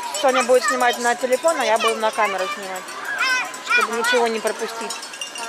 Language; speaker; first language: Russian; native; Russian